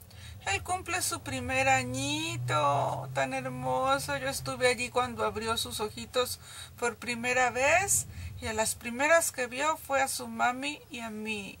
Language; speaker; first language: Spanish; native; Spanish